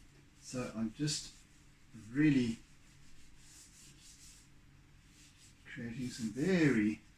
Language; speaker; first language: English; native; English